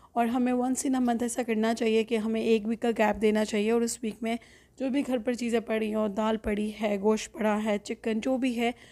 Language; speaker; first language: Urdu; native; Urdu